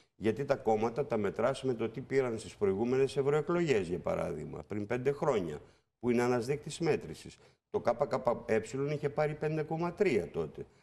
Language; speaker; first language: Greek; native; Greek